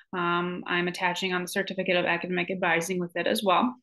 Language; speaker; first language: English; native; English